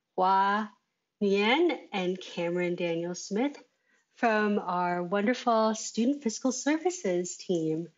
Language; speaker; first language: English; native; English